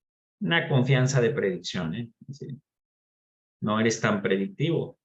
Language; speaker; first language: Spanish; native; Spanish